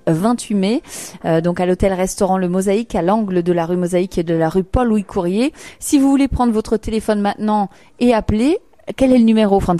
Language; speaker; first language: French; native; French